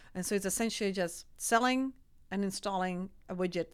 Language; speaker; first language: English; non-native, fluent; Czech